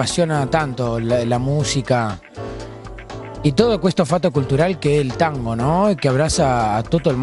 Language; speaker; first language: Italian; non-native, learner; Spanish